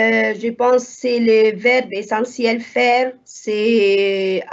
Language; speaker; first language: French; non-native, fluent; Arabic